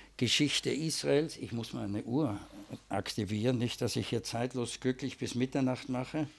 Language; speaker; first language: German; native; German